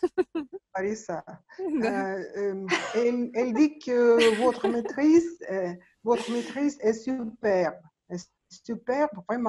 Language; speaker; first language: French; non-native, learner; Russian